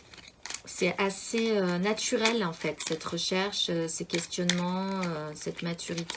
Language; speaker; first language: French; native; French